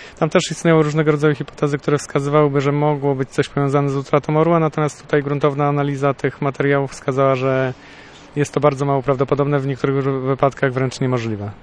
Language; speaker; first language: Polish; native; Polish